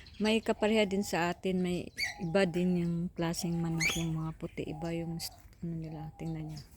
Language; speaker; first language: Filipino; non-native, local second language; Cebuano